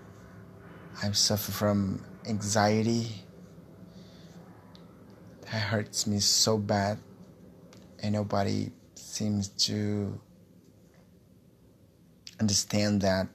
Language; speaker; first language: English; non-native, learner; Portuguese